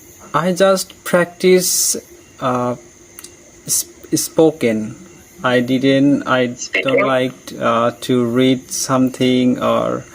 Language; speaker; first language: English; non-native, learner; Bangla